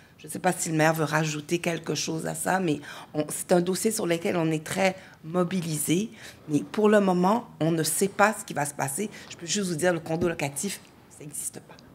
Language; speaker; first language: French; native; French